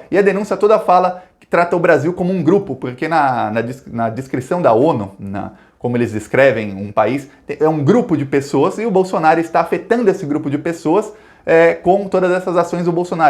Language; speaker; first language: Portuguese; native; Portuguese